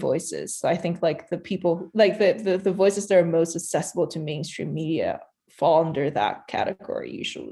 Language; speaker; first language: English; non-native, local second language; Cantonese